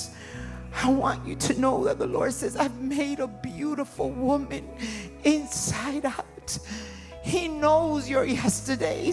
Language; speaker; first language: English; native; English